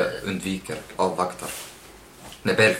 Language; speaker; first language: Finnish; early bilingual, heritage; Finnish